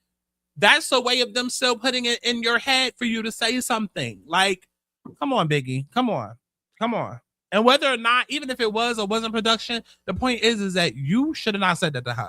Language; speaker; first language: English; native; English